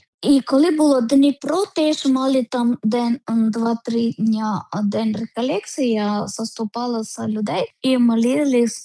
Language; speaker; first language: Ukrainian; non-native, learner; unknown